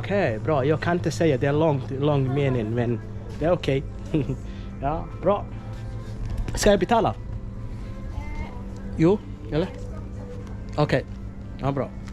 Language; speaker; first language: Swedish; non-native, learner; Somali